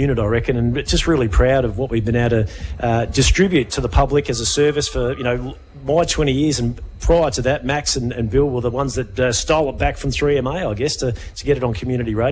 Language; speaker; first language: English; native; English